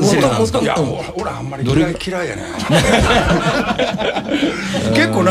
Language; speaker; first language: Japanese; native; Japanese